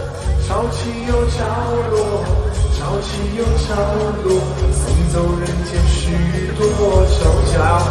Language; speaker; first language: Chinese; native; Chinese